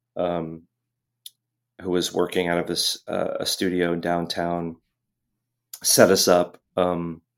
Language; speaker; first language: English; native; English